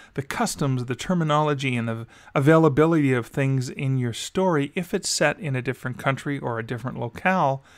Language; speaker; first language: English; native; English